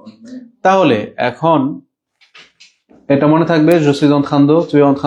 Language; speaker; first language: French; non-native, fluent; Bangla